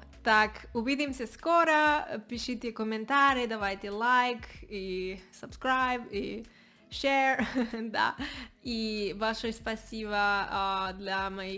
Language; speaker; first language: Russian; non-native, learner; Spanish